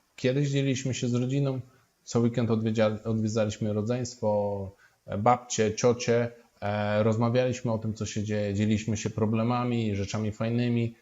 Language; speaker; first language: Polish; native; Polish